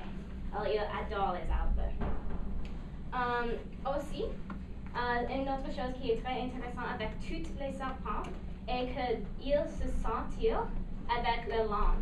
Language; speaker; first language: French; non-native, local second language; English